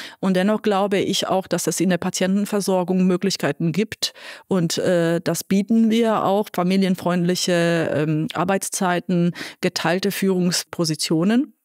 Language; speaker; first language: German; non-native, fluent; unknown